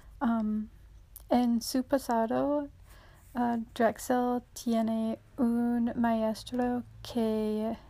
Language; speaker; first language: Spanish; non-native, learner; English